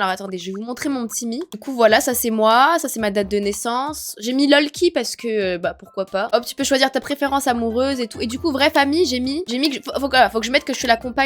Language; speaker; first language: French; native; French